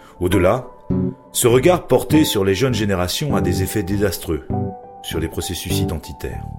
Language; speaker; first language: French; native; French